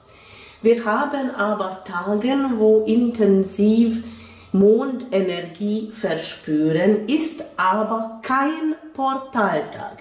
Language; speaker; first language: German; non-native, fluent; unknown